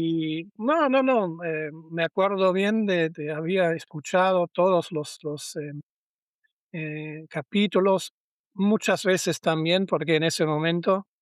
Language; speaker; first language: Spanish; non-native, learner; German